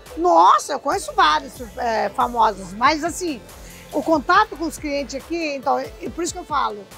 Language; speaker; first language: Portuguese; early bilingual, other home language; Japanese